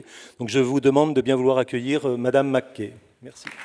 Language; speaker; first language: French; native; French